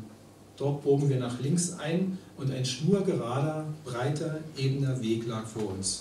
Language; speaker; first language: German; native; German